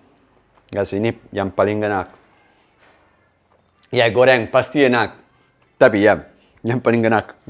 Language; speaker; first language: Indonesian; non-native, learner; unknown